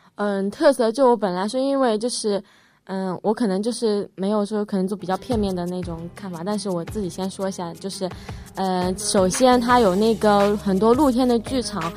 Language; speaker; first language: Chinese; native; Chinese